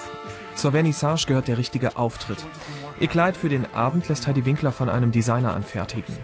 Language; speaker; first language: German; native; German